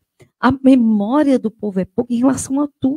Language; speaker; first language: Portuguese; native; Portuguese